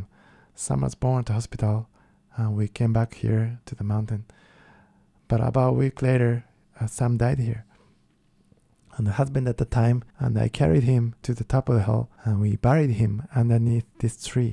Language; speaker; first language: English; non-native, fluent; Japanese